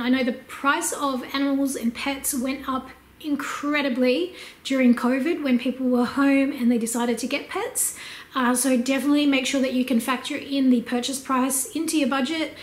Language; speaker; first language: English; native; English